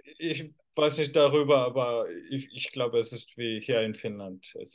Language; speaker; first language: German; non-native, fluent; Finnish